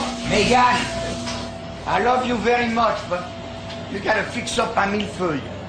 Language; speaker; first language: English; non-native, fluent; French